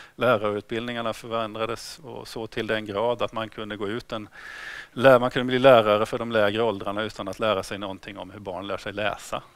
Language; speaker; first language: Swedish; native; Swedish